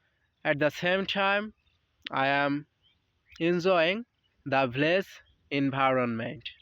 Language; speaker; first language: English; non-native, learner; Bangla